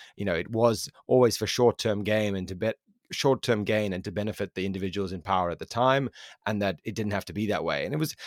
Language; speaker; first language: English; native; English